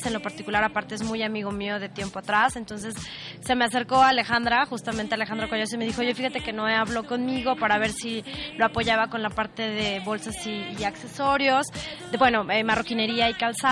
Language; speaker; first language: Spanish; native; Spanish